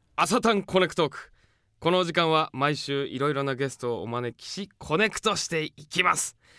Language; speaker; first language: Japanese; native; Japanese